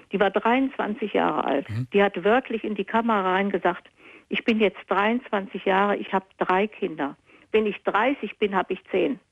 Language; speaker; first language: German; native; German